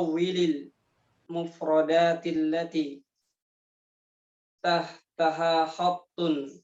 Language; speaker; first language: Arabic; non-native, fluent; Indonesian